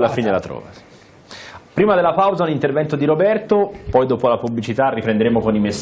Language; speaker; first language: Italian; native; Italian